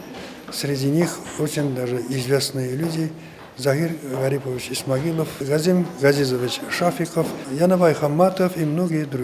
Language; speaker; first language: Russian; native; Russian